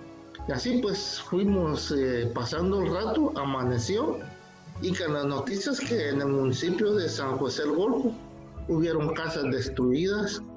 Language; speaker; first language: Spanish; native; Spanish